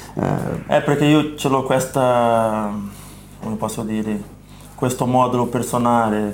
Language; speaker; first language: Italian; non-native, fluent; Portuguese